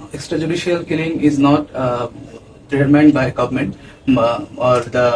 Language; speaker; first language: English; non-native, local second language; Bangla